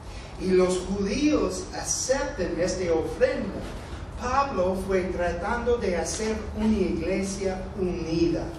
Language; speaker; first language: Spanish; non-native, fluent; English